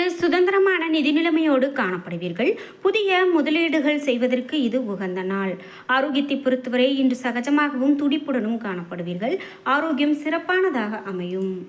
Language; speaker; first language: Tamil; native; Tamil